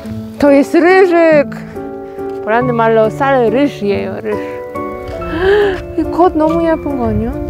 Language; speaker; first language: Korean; non-native, fluent; Polish